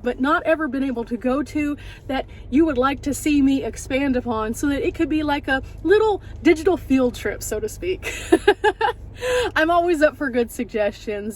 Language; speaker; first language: English; native; English